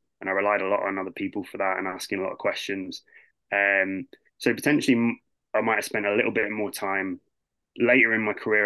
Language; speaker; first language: English; native; English